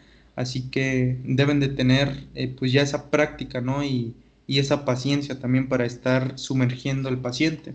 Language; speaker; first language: Spanish; native; Spanish